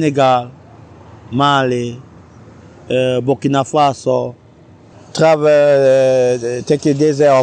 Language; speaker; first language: English; non-native, learner; French